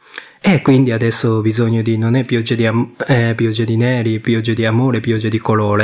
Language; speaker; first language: Italian; non-native, learner; Japanese